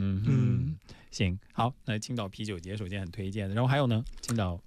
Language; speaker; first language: Chinese; native; Chinese